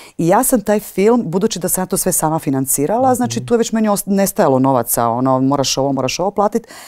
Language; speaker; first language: Croatian; native; Croatian